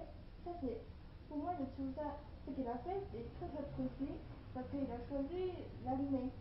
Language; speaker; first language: French; non-native, learner; Chinese